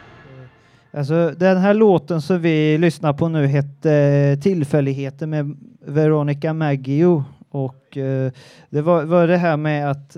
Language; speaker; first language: Swedish; native; Swedish